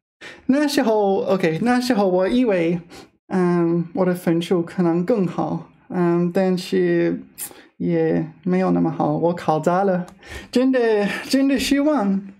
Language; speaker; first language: Chinese; non-native, fluent; English